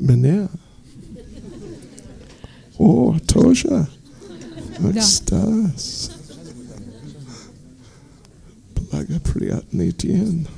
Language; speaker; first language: Russian; non-native, learner; English